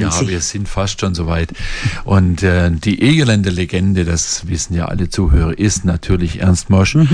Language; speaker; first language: German; native; German